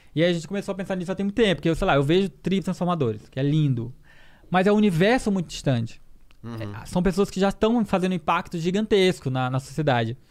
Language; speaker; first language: Portuguese; native; Portuguese